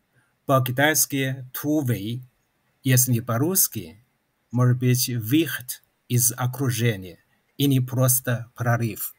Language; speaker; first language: Russian; non-native, fluent; Chinese